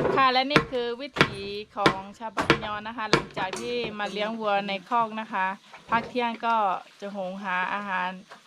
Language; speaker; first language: Thai; non-native, local second language; S'gaw Karen